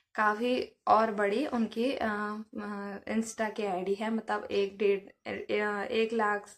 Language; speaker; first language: Hindi; native; Hindi